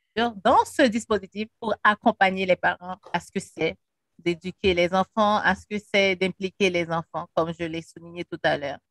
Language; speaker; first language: French; non-native, local second language; Haitian Creole